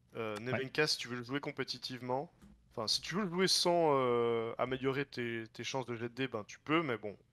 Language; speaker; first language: French; native; French